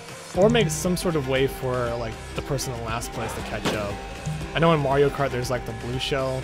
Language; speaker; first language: English; native; English